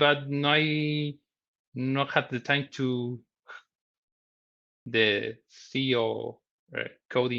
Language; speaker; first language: English; non-native, learner; Spanish